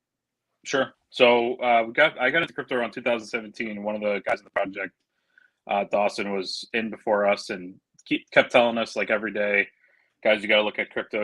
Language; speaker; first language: English; native; English